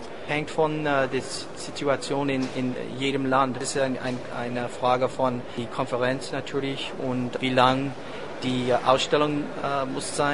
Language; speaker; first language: German; non-native, learner; English